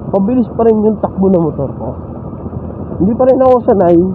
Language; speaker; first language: Filipino; non-native, local second language; Cebuano